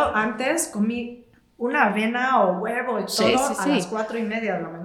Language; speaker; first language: Spanish; non-native, fluent; English